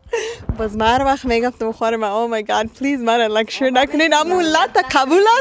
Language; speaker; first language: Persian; early bilingual, heritage; Persian